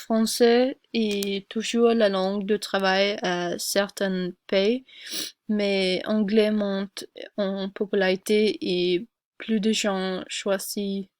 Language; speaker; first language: French; non-native, learner; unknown